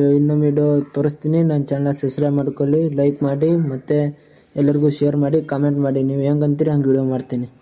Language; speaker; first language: Kannada; non-native, local second language; Lambadi